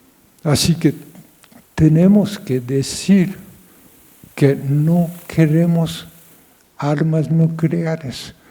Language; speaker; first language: Spanish; non-native, fluent; Japanese